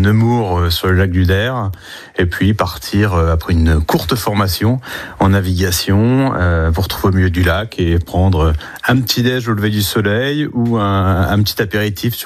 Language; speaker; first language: French; native; French